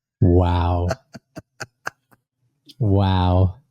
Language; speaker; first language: English; native; English